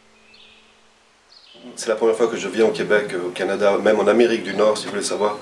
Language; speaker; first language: French; native; French